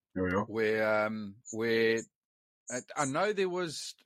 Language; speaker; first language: English; non-native, local second language; Afrikaans